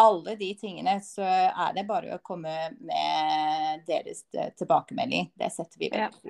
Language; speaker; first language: Norwegian; non-native, fluent; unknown